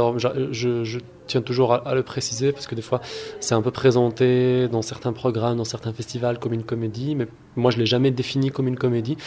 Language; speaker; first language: French; non-native, local second language; Arabic